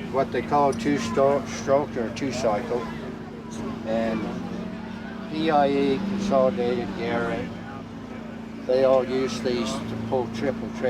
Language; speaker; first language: English; native; English